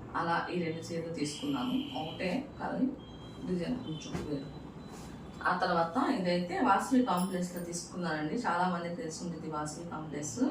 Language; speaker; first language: Telugu; non-native, local second language; Urdu